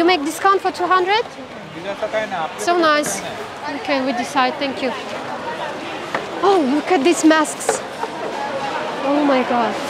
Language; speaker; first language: English; non-native, learner; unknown